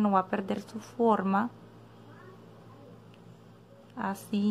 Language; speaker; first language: Spanish; native; Spanish